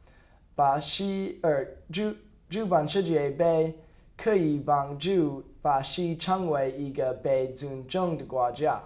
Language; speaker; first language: Chinese; non-native, learner; English